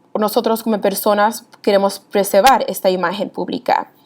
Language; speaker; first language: Spanish; early bilingual, heritage; Spanish